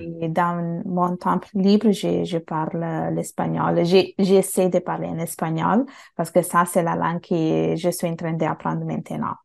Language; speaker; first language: French; non-native, fluent; Bangla